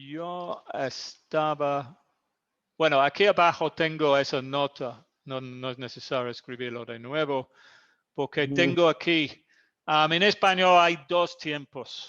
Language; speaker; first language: Spanish; non-native, fluent; English